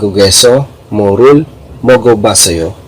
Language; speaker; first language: Korean; non-native, learner; Filipino